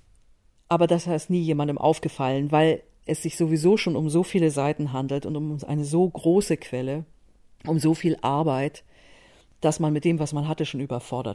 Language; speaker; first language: German; native; German